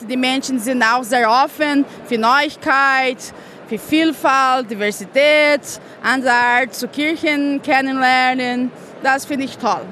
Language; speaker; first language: German; non-native, fluent; Portuguese